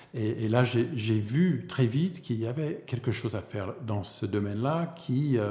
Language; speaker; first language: French; non-native, fluent; English